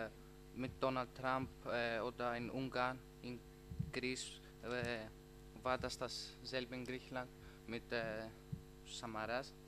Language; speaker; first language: German; non-native, fluent; Greek